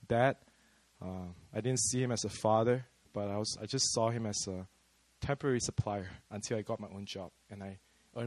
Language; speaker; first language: English; non-native, local second language; Chinese